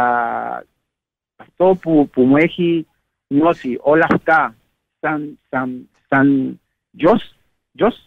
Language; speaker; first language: Greek; non-native, learner; Spanish